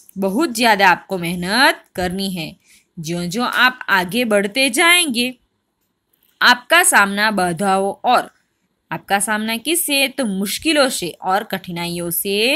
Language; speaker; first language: Hindi; non-native, local second language; Gujarati